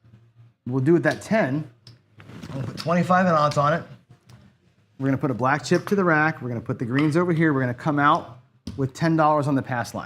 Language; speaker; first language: English; native; English